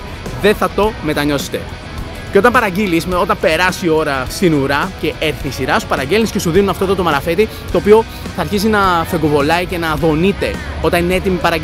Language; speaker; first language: Greek; native; Greek